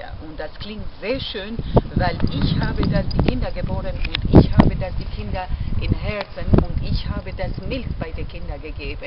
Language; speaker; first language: German; non-native, learner; Albanian